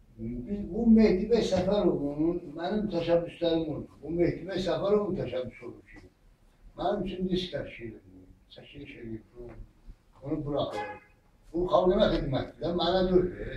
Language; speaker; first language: Azerbaijani; non-native, local second language; Talysh